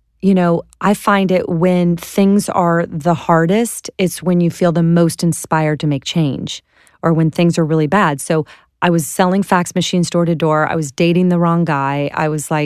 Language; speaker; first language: English; native; English